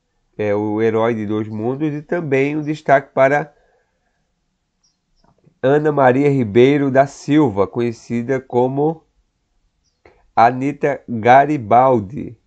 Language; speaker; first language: Portuguese; native; Portuguese